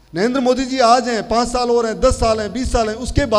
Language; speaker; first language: Hindi; native; Hindi